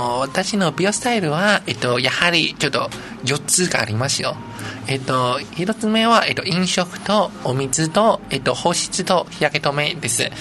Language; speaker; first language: Japanese; non-native, fluent; Chinese